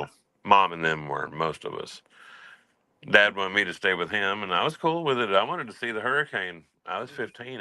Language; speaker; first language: English; native; English